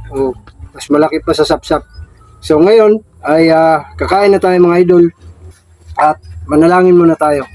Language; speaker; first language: Filipino; native; Filipino